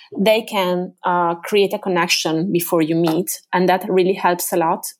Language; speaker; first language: English; non-native, fluent; Italian